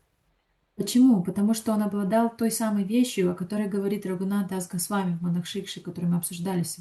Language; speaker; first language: Russian; native; Russian